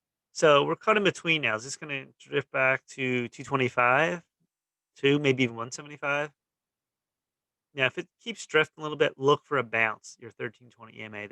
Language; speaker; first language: English; native; English